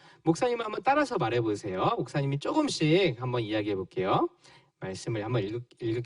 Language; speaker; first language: Korean; native; Korean